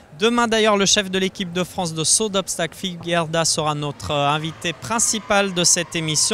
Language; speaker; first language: French; native; French